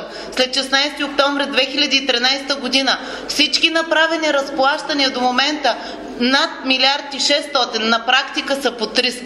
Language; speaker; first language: Bulgarian; native; Bulgarian